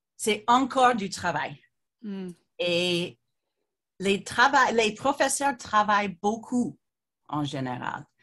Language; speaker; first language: French; non-native, fluent; English